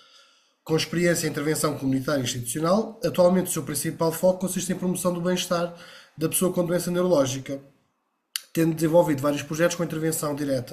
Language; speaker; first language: Portuguese; native; Portuguese